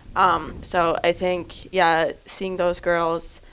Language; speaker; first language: English; non-native, fluent; German